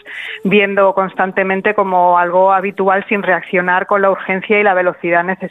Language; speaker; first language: Spanish; native; Spanish